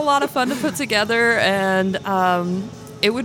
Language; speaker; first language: English; native; English